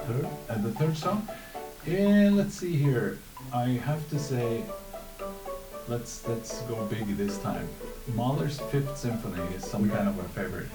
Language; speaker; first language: English; non-native, fluent; Norwegian